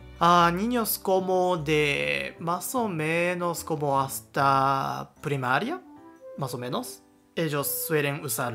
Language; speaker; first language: Spanish; non-native, learner; Japanese